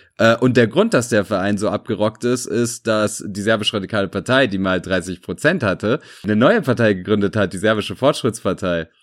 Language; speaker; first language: German; early bilingual, other home language; Serbian